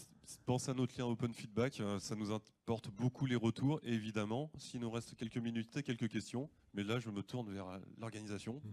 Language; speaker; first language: French; native; French